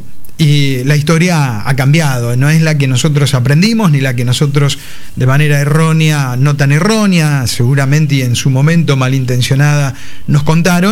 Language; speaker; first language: Spanish; native; Spanish